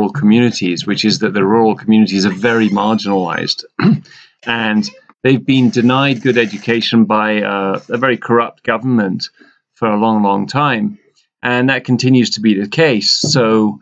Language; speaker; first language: English; native; English